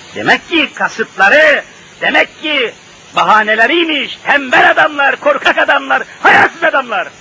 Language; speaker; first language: Turkish; native; Turkish